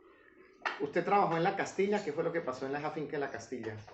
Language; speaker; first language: Spanish; native; Spanish